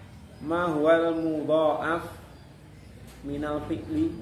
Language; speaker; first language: Arabic; non-native, fluent; Indonesian